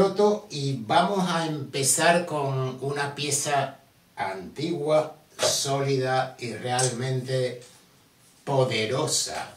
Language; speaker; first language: Spanish; native; Spanish